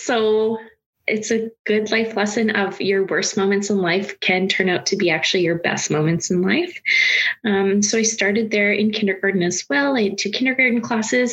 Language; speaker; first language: English; native; English